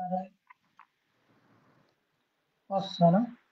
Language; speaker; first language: Italian; non-native, learner; Bangla